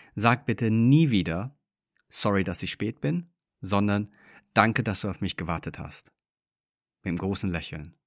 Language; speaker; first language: German; non-native, fluent; English